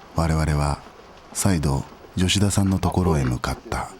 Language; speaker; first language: Japanese; native; Japanese